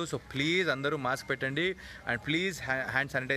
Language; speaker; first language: Telugu; non-native, learner; Arabic